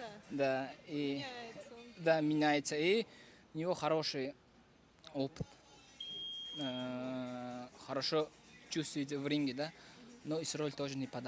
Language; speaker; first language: Russian; non-native, fluent; Uzbek